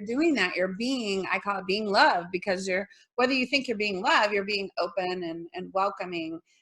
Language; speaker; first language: English; native; English